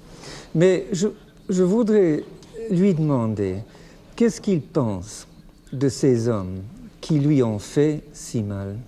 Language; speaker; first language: French; non-native, fluent; English